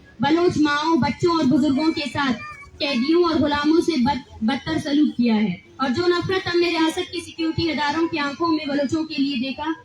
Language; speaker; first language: Urdu; non-native, local second language; Baluchi